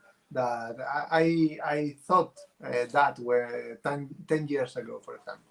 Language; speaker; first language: English; non-native, fluent; Spanish